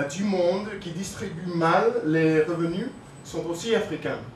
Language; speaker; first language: French; non-native, learner; English